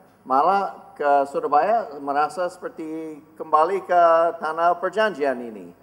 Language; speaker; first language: Indonesian; non-native, fluent; English